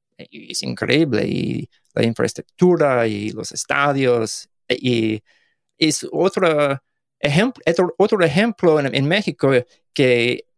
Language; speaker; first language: Spanish; non-native, learner; English